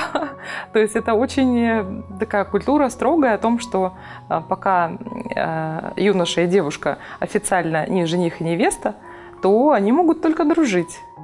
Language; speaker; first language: Russian; native; Russian